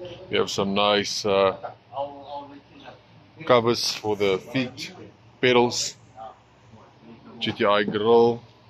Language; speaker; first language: English; non-native, local second language; Afrikaans